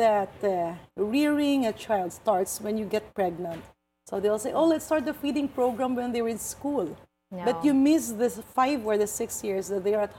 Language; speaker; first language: English; non-native, local second language; Hiligaynon